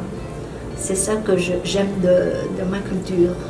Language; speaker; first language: French; non-native, fluent; Vietnamese